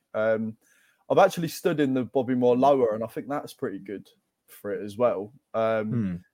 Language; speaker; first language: English; native; English